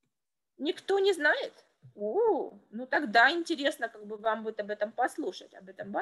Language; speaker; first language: Russian; native; Russian